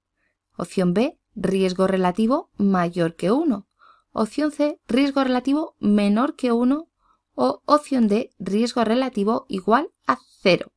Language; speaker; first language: Spanish; native; Spanish